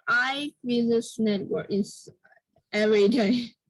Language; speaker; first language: English; non-native, learner; Vietnamese